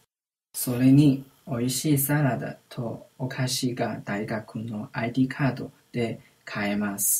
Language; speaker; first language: Japanese; non-native, learner; English